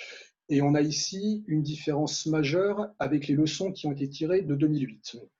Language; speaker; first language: French; native; French